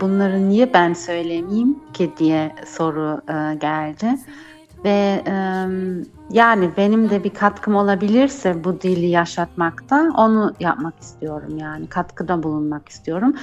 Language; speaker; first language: Turkish; early bilingual, heritage; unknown